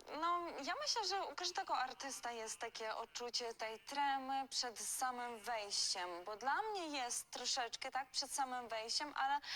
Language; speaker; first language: Polish; non-native, fluent; Ukrainian